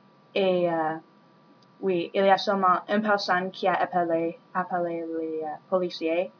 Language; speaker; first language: French; non-native, learner; English